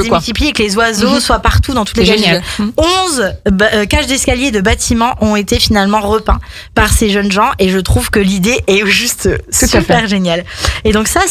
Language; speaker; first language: French; native; French